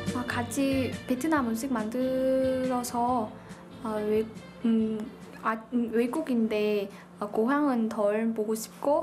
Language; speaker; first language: Korean; non-native, learner; Vietnamese